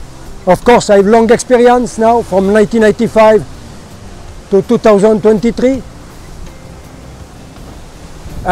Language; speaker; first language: English; non-native, learner; French